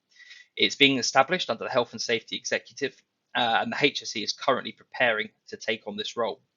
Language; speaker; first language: English; native; English